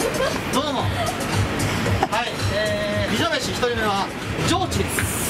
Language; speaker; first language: Japanese; native; Japanese